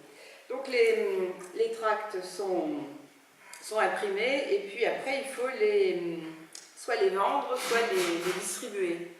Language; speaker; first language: French; native; French